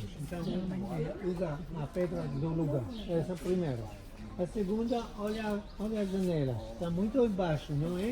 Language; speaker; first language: Portuguese; non-native, learner; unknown